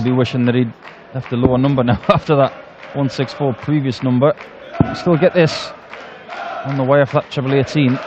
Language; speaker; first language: English; native; English